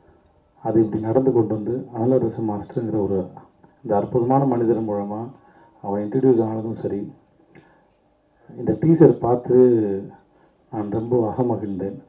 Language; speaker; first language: Tamil; native; Tamil